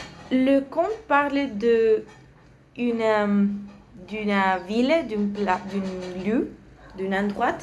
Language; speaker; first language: French; non-native, learner; Spanish